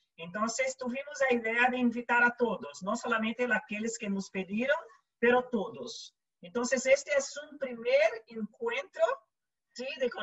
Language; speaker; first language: Spanish; non-native, learner; Portuguese